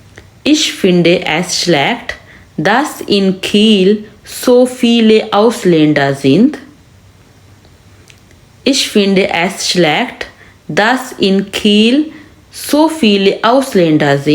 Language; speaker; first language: German; non-native, fluent; Urdu